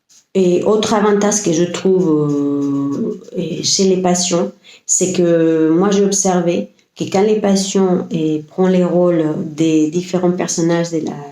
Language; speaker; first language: French; non-native, fluent; Spanish